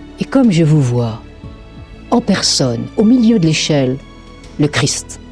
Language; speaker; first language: French; native; French